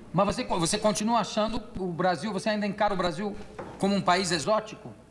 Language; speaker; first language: Portuguese; native; Portuguese